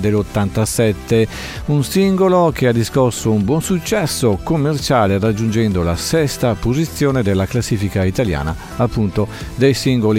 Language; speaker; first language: Italian; native; Italian